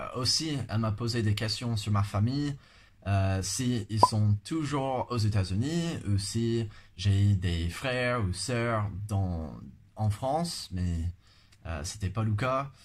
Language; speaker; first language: French; non-native, fluent; English